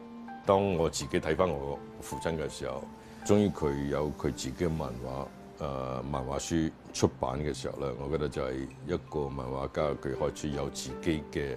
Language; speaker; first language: Chinese; native; Chinese